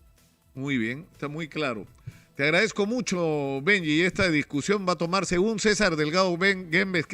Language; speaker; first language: Spanish; native; Spanish